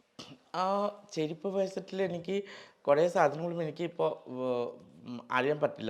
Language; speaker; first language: Malayalam; non-native, local second language; Assamese